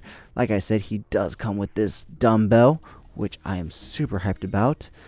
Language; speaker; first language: English; native; English